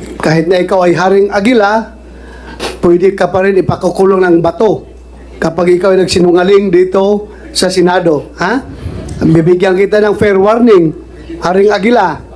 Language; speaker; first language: Filipino; non-native, local second language; Cebuano